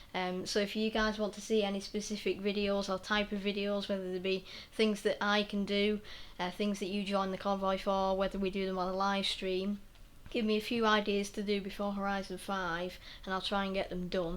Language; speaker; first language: English; native; English